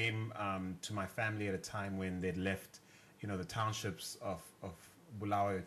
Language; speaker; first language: English; non-native, local second language; North Ndebele